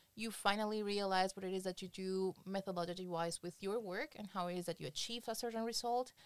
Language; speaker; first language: English; non-native, fluent; Spanish